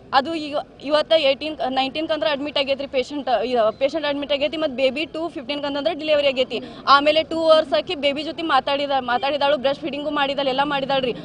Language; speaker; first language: Kannada; native; Kannada